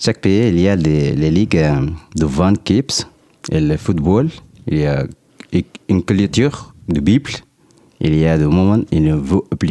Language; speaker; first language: French; non-native, learner; Arabic